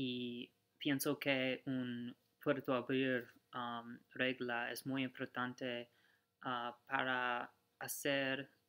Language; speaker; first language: Spanish; non-native, learner; English